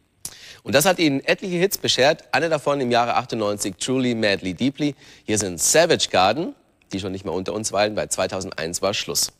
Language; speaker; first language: German; native; German